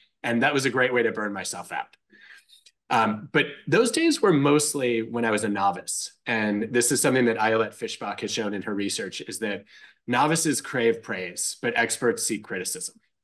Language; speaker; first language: English; native; English